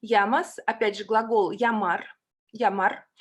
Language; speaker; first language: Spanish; non-native, fluent; Russian